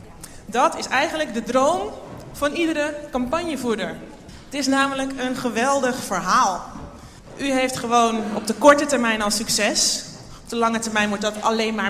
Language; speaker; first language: Dutch; native; Dutch